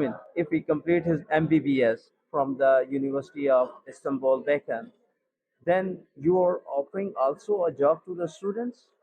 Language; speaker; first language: English; non-native, local second language; Urdu